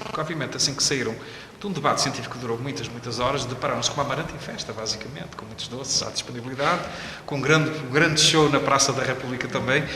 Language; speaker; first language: Portuguese; native; Portuguese